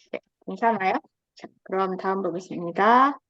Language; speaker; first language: Korean; non-native, fluent; Indonesian